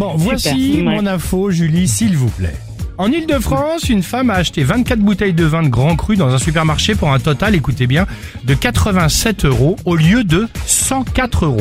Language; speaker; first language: French; native; French